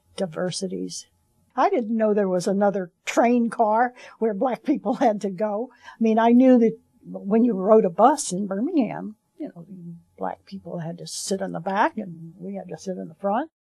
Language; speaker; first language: English; native; English